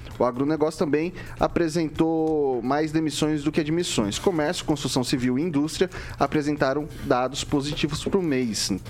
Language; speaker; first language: Portuguese; native; Portuguese